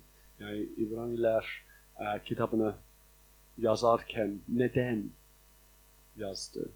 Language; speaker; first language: Turkish; non-native, fluent; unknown